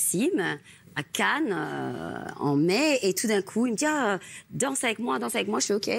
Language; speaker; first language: French; non-native, fluent; English